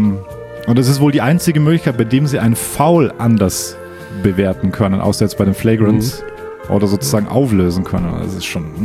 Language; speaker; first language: German; native; German